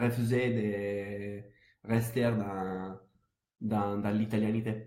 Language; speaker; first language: French; non-native, fluent; Italian